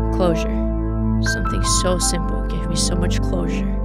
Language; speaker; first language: English; native; English